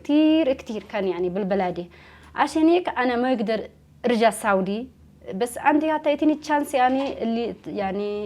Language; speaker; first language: Arabic; non-native, learner; Amharic